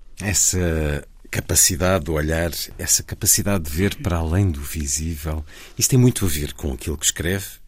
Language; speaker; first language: Portuguese; native; Portuguese